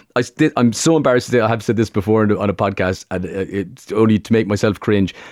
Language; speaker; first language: English; native; English